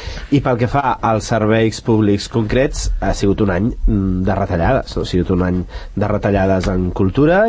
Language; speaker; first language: Catalan; native; Catalan